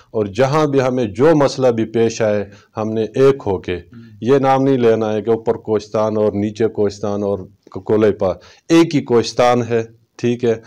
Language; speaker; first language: Urdu; non-native, local second language; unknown